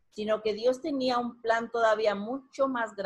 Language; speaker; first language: Spanish; native; Spanish